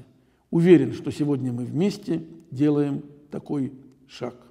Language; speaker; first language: Russian; native; Russian